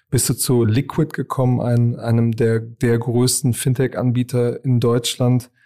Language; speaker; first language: German; native; German